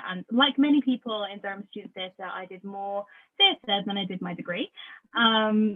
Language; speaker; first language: English; native; English